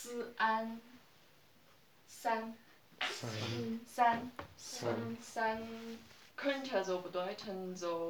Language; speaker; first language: German; non-native, learner; Chinese